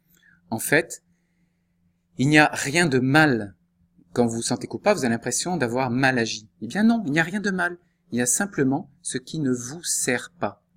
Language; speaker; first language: French; native; French